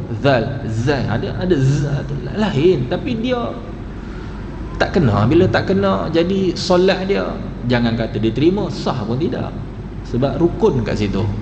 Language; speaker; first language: Malay; native; Malay